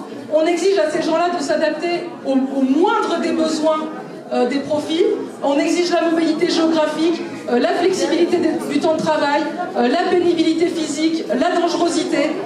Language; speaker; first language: French; native; French